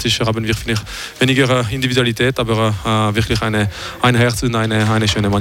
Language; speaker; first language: German; non-native, fluent; French